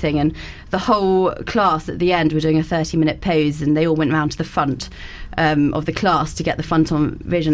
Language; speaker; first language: English; native; English